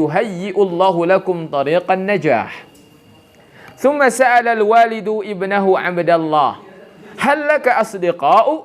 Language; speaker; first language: Arabic; non-native, fluent; Indonesian